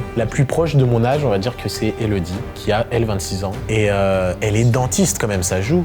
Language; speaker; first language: French; native; French